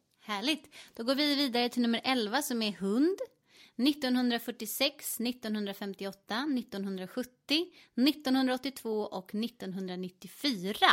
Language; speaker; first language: Swedish; native; Swedish